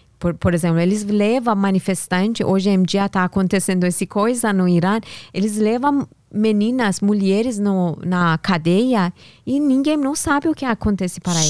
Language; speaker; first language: Portuguese; non-native, learner; Persian